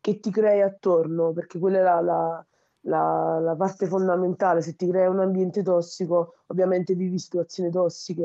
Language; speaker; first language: Italian; early bilingual, other home language; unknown